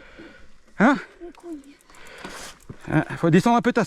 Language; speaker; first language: French; native; French